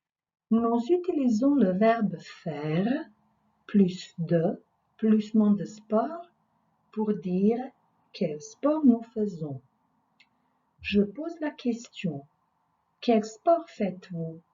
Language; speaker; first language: French; non-native, fluent; Croatian